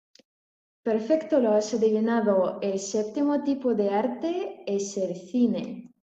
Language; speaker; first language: Spanish; non-native, fluent; Russian